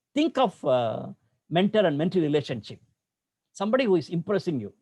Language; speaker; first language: English; non-native, local second language; Tamil